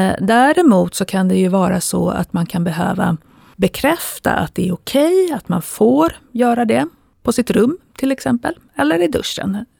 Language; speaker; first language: Swedish; native; Swedish